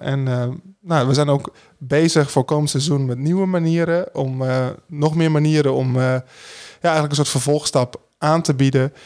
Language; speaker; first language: Dutch; native; Dutch